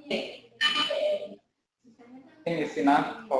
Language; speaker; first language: English; non-native, learner; Indonesian